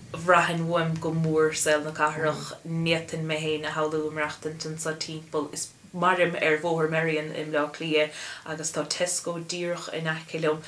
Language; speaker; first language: Irish; native; Irish